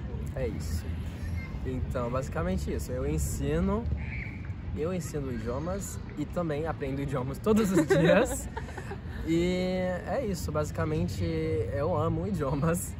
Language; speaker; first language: Portuguese; non-native, fluent; French